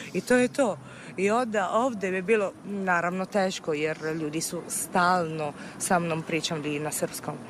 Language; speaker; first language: Serbian; non-native, fluent; Italian